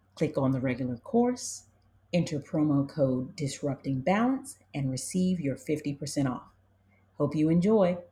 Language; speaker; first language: English; native; English